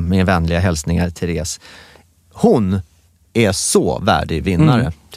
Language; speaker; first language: Swedish; native; Swedish